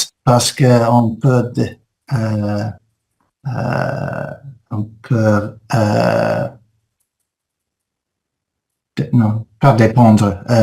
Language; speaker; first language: French; non-native, fluent; English